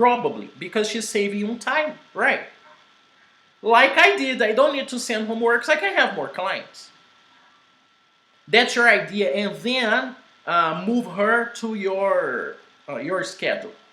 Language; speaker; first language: English; non-native, fluent; Portuguese